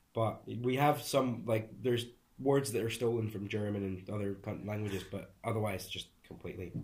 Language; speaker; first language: English; early bilingual, other home language; Hungarian